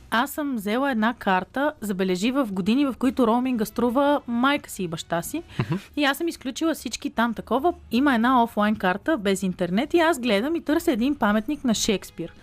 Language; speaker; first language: Bulgarian; native; Bulgarian